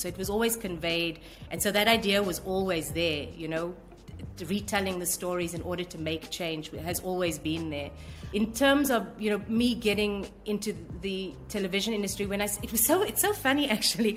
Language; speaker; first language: English; native; English